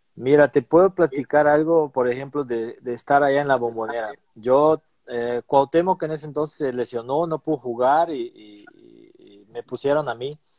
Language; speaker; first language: Spanish; non-native, fluent; Portuguese